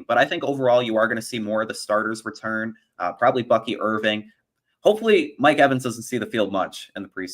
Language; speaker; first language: English; native; English